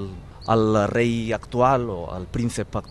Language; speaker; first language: Catalan; non-native, fluent; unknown